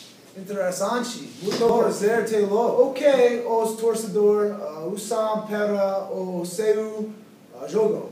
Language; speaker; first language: Portuguese; non-native, learner; English